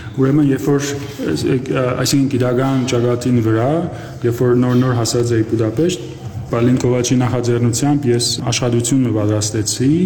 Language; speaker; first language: Armenian; early bilingual, heritage; Armenian